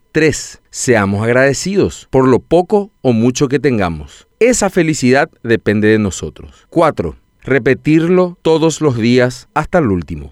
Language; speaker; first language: Spanish; native; Spanish